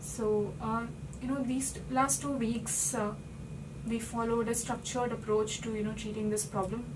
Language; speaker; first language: English; non-native, local second language; Hindi